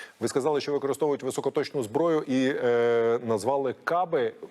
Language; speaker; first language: Ukrainian; native; Ukrainian